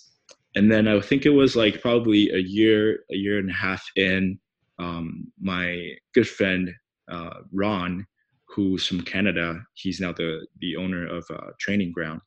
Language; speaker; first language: English; non-native, fluent; Chinese